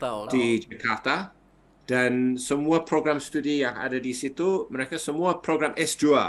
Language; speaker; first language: Indonesian; non-native, fluent; English